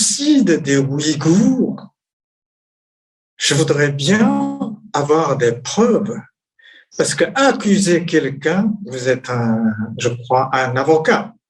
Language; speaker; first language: French; non-native, fluent; Chinese